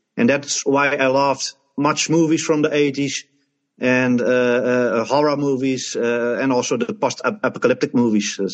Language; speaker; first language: English; non-native, learner; Dutch